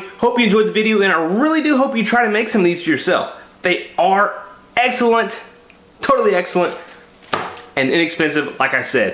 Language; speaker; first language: English; native; English